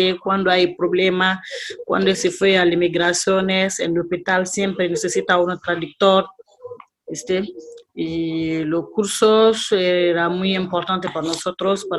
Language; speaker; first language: Spanish; non-native, learner; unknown